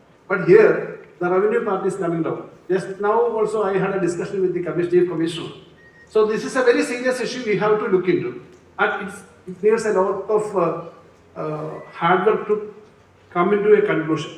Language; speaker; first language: English; non-native, local second language; Malayalam